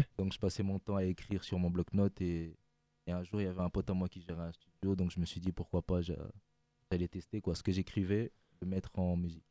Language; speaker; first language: French; non-native, local second language; Lingala